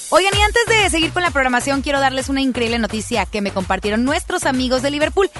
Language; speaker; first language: Spanish; native; Spanish